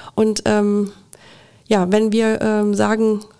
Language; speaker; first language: German; native; German